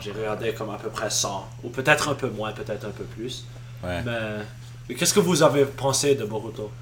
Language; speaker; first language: French; non-native, local second language; English